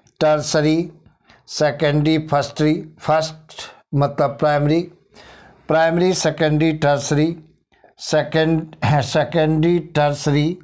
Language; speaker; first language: Hindi; native; Hindi